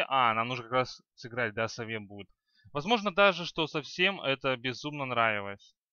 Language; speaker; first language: Russian; native; Russian